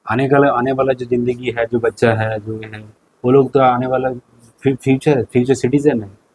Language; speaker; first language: Hindi; non-native, local second language; Bangla